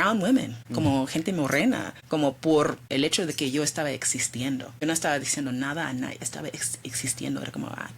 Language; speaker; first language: Spanish; early bilingual, heritage; Spanish